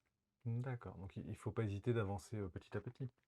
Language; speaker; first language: French; native; French